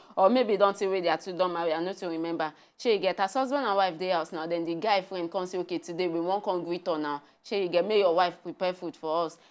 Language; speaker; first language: Nigerian Pidgin; native; Nigerian Pidgin